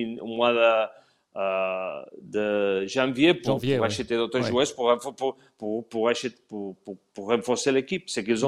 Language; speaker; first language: French; non-native, learner; Spanish